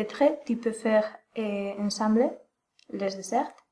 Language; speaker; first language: French; non-native, learner; Spanish